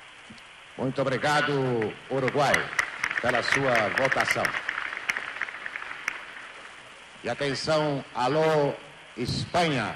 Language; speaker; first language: Portuguese; native; Portuguese